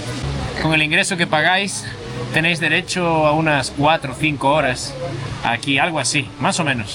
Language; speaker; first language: Spanish; native; Spanish